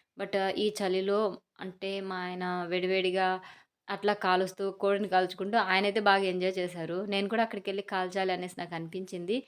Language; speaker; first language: Telugu; native; Telugu